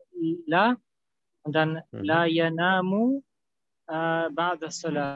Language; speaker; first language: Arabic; non-native, learner; German